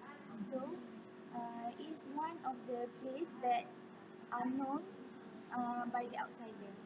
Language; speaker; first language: English; non-native, local second language; Malay